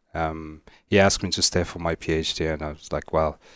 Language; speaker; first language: English; non-native, fluent; Arabic